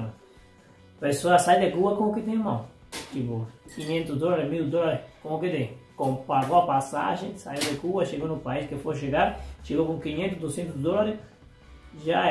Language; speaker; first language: Portuguese; non-native, fluent; Spanish